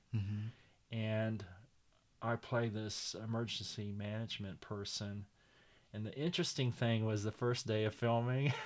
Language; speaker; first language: English; native; English